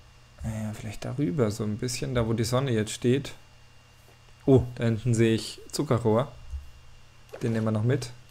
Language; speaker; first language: German; native; German